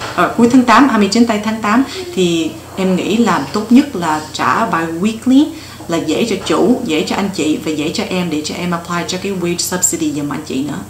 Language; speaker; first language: Vietnamese; early bilingual, heritage; Vietnamese